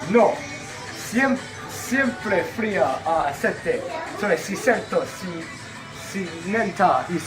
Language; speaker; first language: Spanish; non-native, learner; English